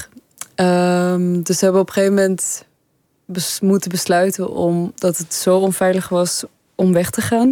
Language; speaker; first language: Dutch; early bilingual, other home language; Persian